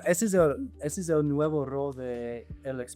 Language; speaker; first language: Spanish; non-native, fluent; English